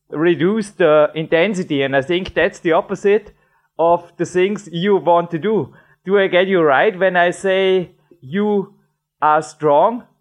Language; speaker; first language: English; non-native, fluent; German